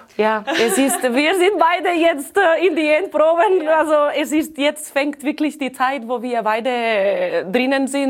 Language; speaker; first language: German; non-native, fluent; Catalan